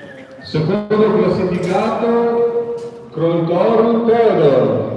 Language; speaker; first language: Italian; native; Italian